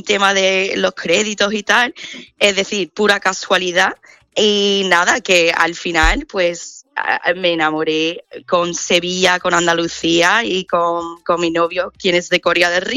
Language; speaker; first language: Spanish; non-native, fluent; English